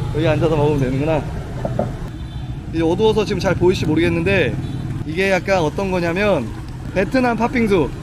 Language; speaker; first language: Korean; native; Korean